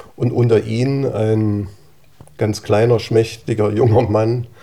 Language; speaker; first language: German; native; German